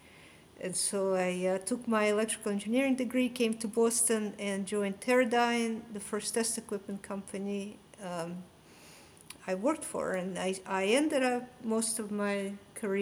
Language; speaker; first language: English; non-native, fluent; Russian